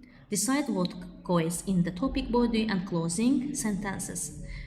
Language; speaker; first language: English; non-native, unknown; Azerbaijani